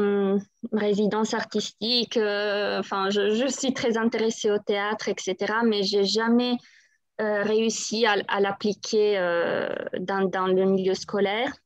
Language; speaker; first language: French; non-native, fluent; Italian